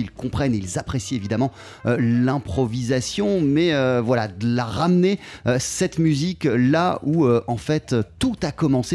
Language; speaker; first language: French; native; French